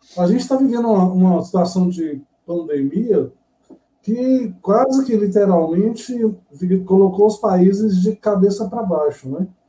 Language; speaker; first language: Portuguese; native; Portuguese